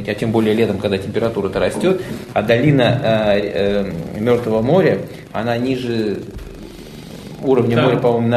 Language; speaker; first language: Russian; native; Russian